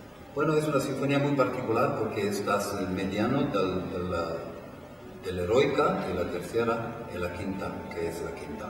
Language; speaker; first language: Spanish; non-native, fluent; Italian